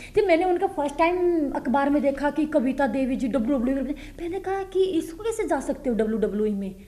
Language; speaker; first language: Hindi; native; Hindi